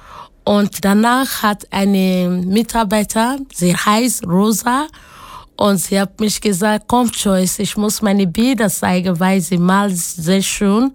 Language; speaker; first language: German; non-native, learner; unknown